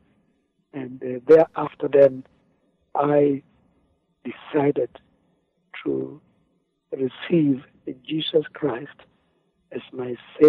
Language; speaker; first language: English; non-native, local second language; Kamba